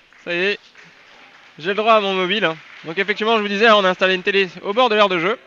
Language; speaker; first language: French; native; French